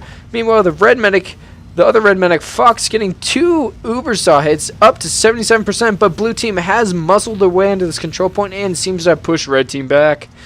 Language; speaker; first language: English; native; English